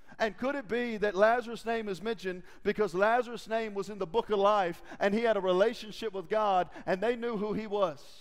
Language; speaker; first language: English; native; English